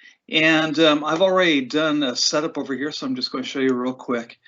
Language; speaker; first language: English; native; English